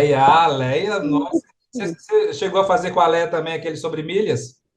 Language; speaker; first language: Portuguese; native; Portuguese